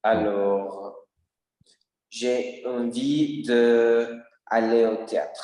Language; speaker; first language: French; non-native, learner; Spanish